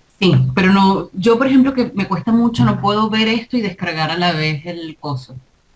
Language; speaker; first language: Spanish; native; Spanish